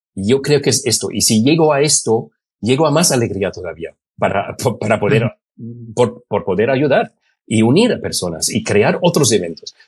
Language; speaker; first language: Spanish; non-native, fluent; German